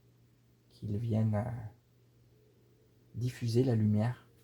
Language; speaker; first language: French; native; French